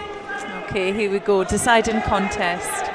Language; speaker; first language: English; native; English